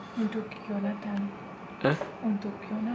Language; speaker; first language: Indonesian; non-native, learner; German